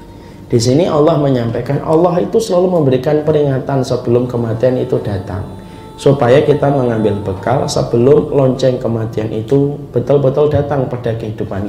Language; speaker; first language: Indonesian; native; Indonesian